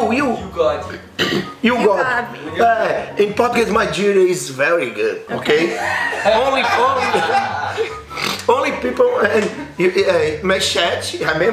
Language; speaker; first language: English; non-native, learner; Portuguese